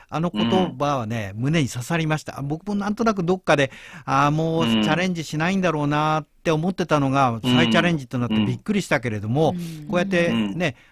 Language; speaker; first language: Japanese; native; Japanese